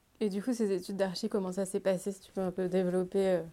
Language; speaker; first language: French; native; French